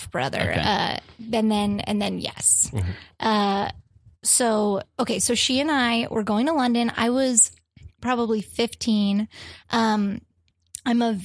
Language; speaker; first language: English; native; English